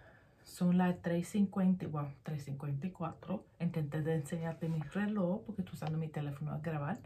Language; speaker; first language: Spanish; early bilingual, heritage; Spanish